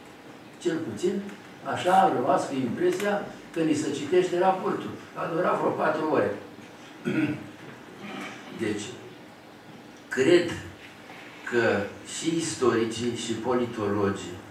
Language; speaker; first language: Romanian; native; Romanian